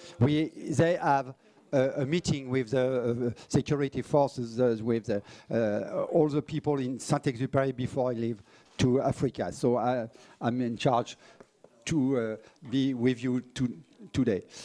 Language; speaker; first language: English; non-native, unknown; French